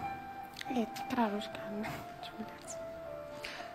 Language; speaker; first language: Turkish; non-native, learner; Arabic